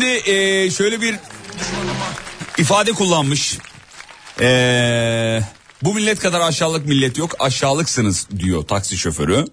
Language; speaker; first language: Turkish; native; Turkish